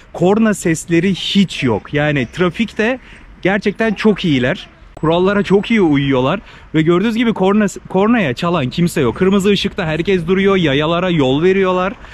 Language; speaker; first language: Turkish; native; Turkish